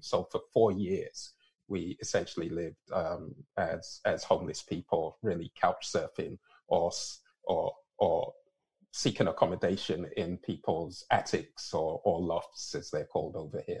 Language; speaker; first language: English; native; English